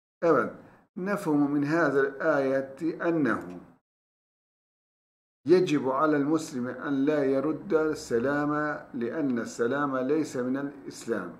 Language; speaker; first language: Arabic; non-native, fluent; Turkish